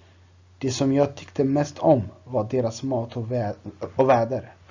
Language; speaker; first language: Swedish; non-native, fluent; Tigrinya